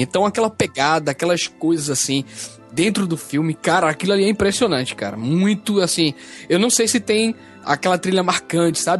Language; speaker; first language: Portuguese; native; Portuguese